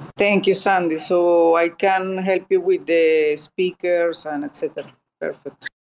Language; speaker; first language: English; non-native, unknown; Italian